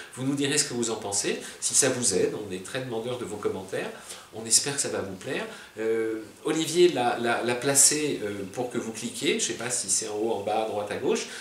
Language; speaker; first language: French; native; French